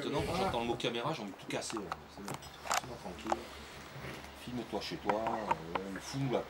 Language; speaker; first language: French; native; French